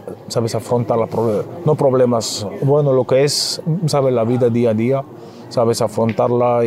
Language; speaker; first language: Spanish; non-native, fluent; Arabic